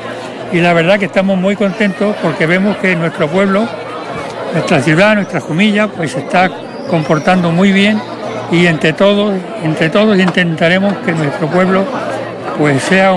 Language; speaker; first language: Spanish; native; Spanish